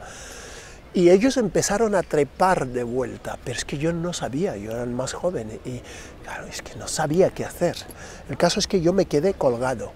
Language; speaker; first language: Spanish; non-native, fluent; Krio